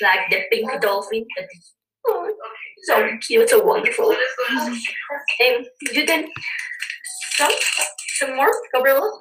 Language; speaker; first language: English; non-native, learner; Spanish